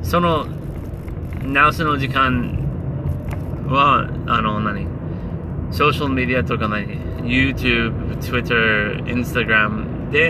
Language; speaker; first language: Japanese; non-native, learner; English